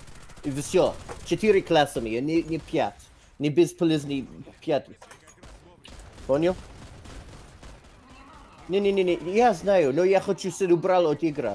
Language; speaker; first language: Russian; non-native, learner; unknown